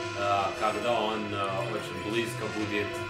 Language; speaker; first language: Russian; non-native, learner; English